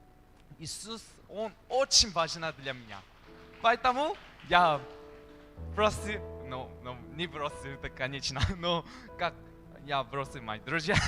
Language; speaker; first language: Russian; non-native, learner; Korean